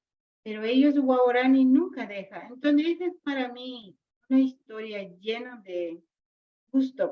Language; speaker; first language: Spanish; non-native, local second language; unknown